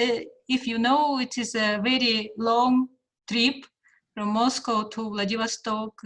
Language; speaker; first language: English; non-native, fluent; Russian